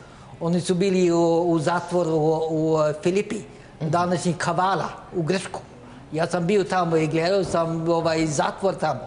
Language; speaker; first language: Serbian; non-native, learner; Norwegian